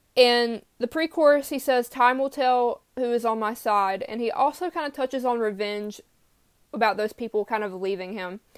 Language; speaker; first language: English; native; English